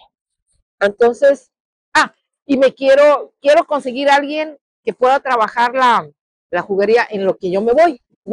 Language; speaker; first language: Spanish; native; Spanish